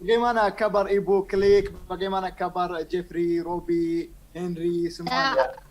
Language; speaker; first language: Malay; non-native, learner; Arabic